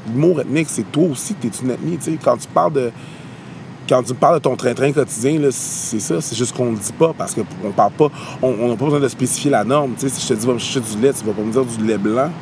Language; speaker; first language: French; native; French